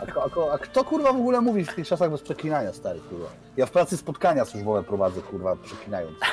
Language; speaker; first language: Polish; native; Polish